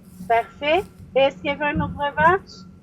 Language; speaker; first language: French; native; French